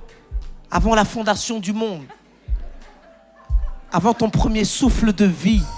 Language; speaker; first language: French; native; French